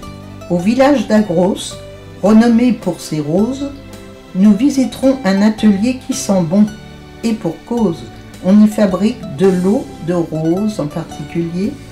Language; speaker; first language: French; native; French